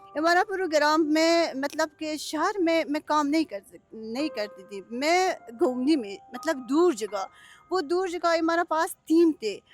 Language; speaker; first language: Urdu; non-native, learner; Persian